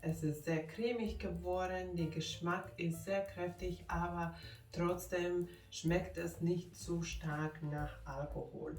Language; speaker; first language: German; non-native, fluent; Finnish